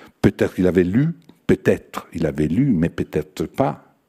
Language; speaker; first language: French; non-native, fluent; Italian